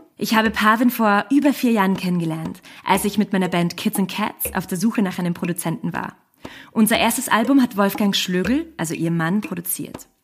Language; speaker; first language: German; native; German